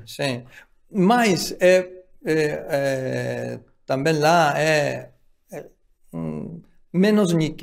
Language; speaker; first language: Portuguese; non-native, fluent; Japanese